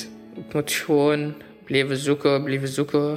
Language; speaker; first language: Dutch; non-native, fluent; Arabic